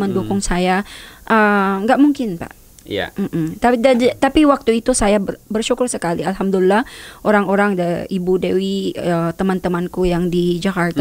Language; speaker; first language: Indonesian; non-native, learner; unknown